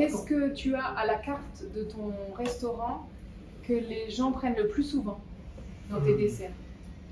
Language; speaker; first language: French; native; French